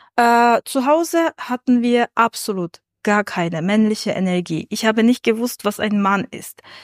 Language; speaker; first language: German; non-native, fluent; Armenian